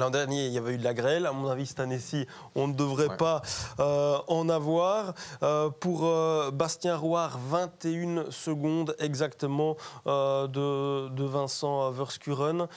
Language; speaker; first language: French; native; French